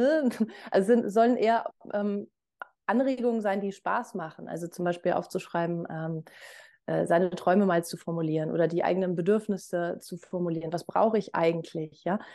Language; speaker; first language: German; native; German